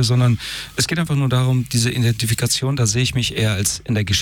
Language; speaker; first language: German; early bilingual, other home language; Persian